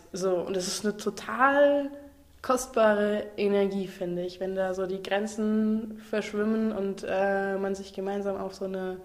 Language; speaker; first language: German; native; German